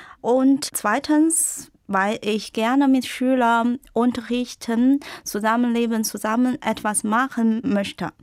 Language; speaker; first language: German; non-native, fluent; Chinese